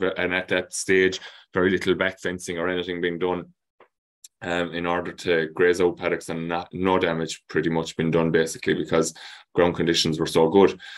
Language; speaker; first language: English; native; English